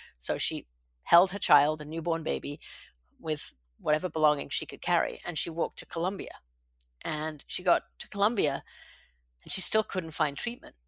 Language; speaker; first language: English; native; English